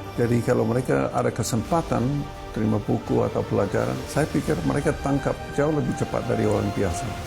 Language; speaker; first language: Indonesian; non-native, fluent; English